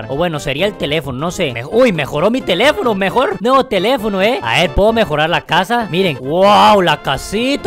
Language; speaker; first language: Spanish; native; Spanish